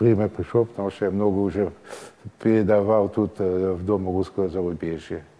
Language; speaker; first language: Russian; early bilingual, heritage; Russian